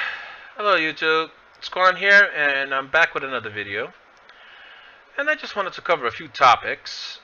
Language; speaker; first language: English; native; English